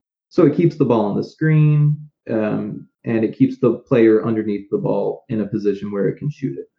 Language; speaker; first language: English; native; English